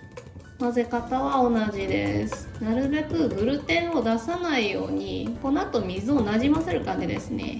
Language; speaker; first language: Japanese; native; Japanese